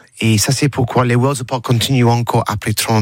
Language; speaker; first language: French; non-native, learner; English